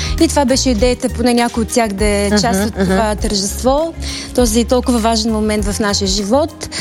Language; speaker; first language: Bulgarian; early bilingual, heritage; Bulgarian